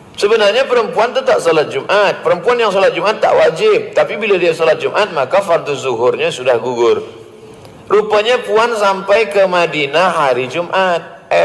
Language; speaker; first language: Malay; native; Malay